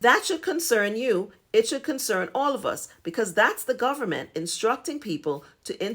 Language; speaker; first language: English; native; English